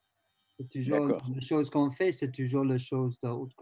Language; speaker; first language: French; non-native, learner; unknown